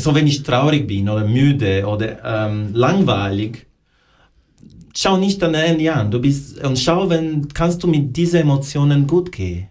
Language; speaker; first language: German; non-native, learner; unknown